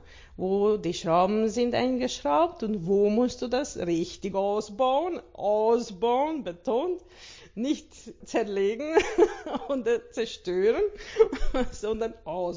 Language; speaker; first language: German; non-native, learner; Hungarian